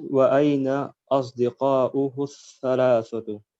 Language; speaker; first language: Arabic; non-native, learner; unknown